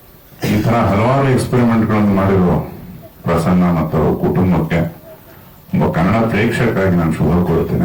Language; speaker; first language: Kannada; native; Kannada